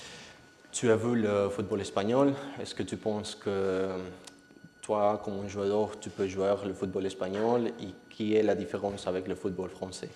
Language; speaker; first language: French; non-native, learner; Spanish